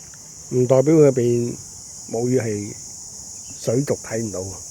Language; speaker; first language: Chinese; native; Chinese